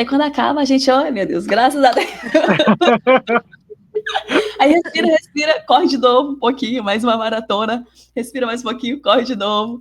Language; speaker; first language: Portuguese; native; Portuguese